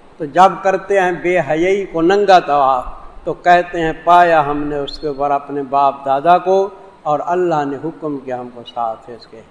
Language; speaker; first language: Urdu; non-native, local second language; Saraiki